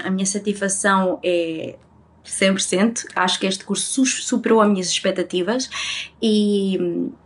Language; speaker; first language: Portuguese; non-native, fluent; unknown